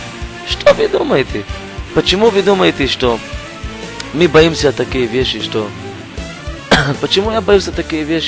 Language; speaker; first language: Russian; non-native, learner; Hebrew